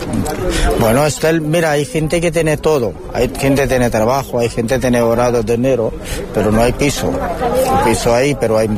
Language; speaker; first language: Spanish; non-native, learner; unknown